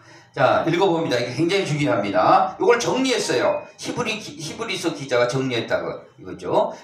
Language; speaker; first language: Korean; native; Korean